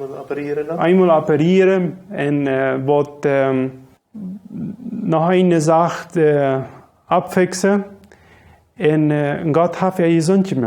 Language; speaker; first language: German; non-native, local second language; Low German